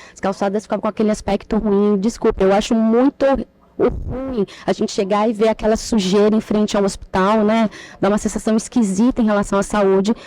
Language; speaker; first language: Portuguese; native; Portuguese